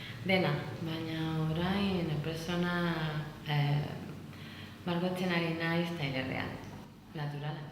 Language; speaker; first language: Basque; non-native, learner; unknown